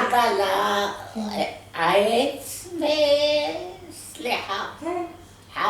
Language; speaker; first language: Hebrew; non-native, learner; Arabic